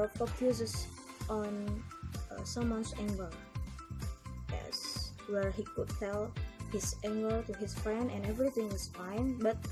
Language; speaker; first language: English; non-native, learner; Indonesian